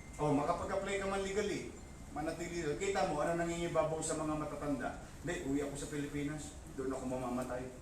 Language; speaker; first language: Filipino; native; Filipino